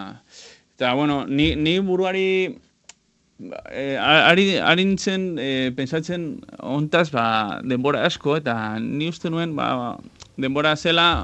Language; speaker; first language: Basque; non-native, local second language; Spanish